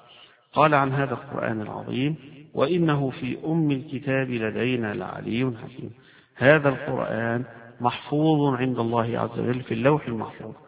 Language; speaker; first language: Arabic; native; Arabic